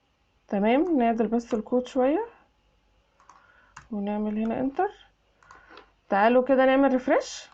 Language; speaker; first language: Arabic; native; Arabic